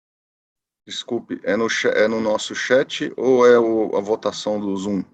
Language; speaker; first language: Portuguese; native; Portuguese